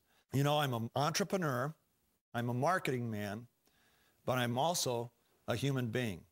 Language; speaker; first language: English; native; English